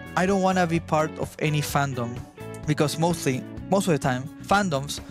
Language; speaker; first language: English; non-native, fluent; Spanish